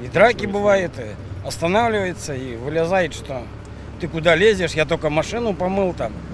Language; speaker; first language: Russian; native; Russian